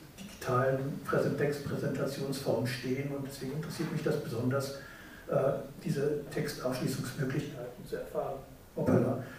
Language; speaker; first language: German; native; German